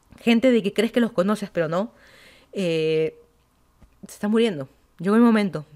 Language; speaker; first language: Spanish; native; Spanish